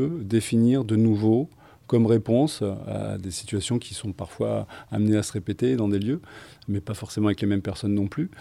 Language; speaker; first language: French; native; French